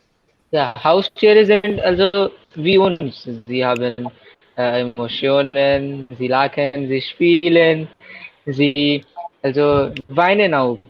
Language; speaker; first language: German; non-native, learner; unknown